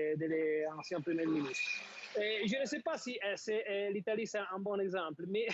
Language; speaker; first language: French; non-native, fluent; Italian